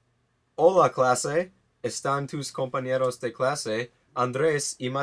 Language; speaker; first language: Spanish; non-native, learner; English